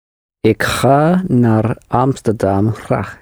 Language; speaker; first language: Dutch; non-native, learner; English